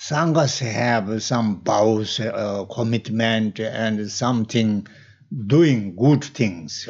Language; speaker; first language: English; non-native, learner; Tibetan